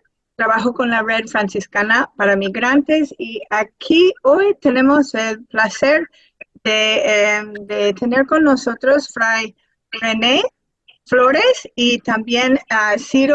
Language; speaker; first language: Spanish; non-native, fluent; English